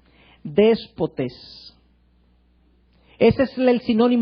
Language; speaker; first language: Spanish; native; Spanish